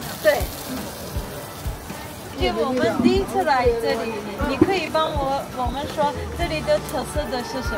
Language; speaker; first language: Chinese; non-native, learner; Armenian